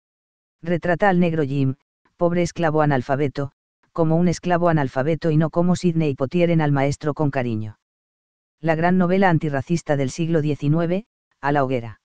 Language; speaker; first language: Spanish; native; Spanish